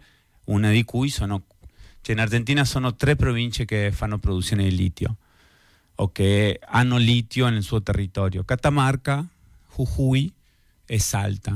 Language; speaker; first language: Italian; non-native, fluent; Spanish